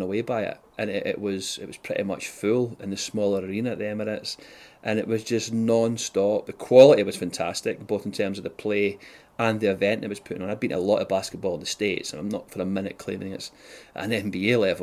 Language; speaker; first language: English; native; English